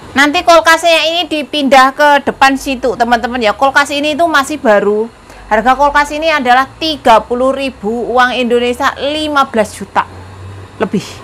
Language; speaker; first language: Indonesian; non-native, local second language; Javanese